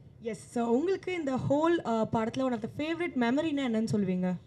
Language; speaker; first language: Tamil; native; Tamil